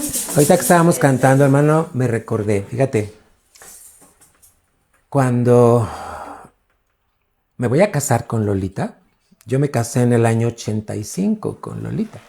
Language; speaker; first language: Spanish; native; Spanish